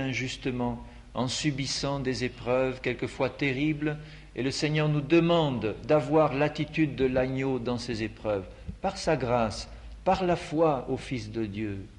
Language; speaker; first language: French; native; French